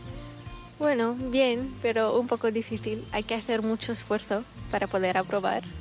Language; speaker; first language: Spanish; non-native, fluent; Arabic